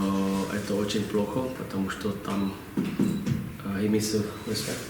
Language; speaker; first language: Russian; non-native, learner; Czech